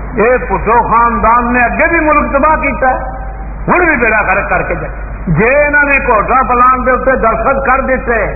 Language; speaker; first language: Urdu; non-native, local second language; Punjabi